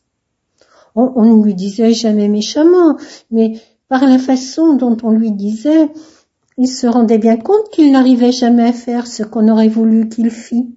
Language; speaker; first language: French; native; French